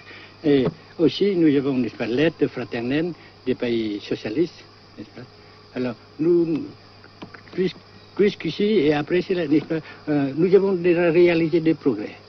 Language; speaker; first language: French; non-native, local second language; Vietnamese